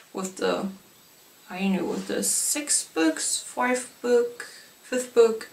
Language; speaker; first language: English; non-native, fluent; German